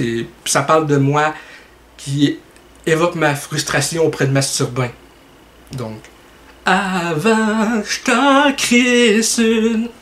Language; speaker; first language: French; native; French